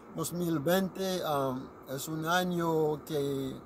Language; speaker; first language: Spanish; non-native, fluent; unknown